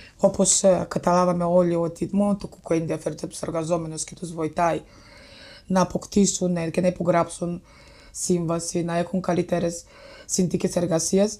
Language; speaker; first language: Greek; non-native, fluent; Bulgarian